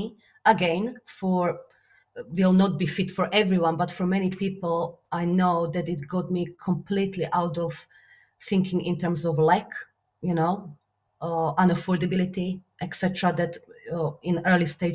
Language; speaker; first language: English; non-native, fluent; Slovak